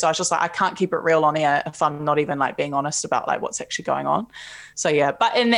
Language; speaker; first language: English; native; English